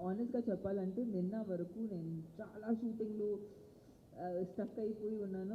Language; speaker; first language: Telugu; non-native, local second language; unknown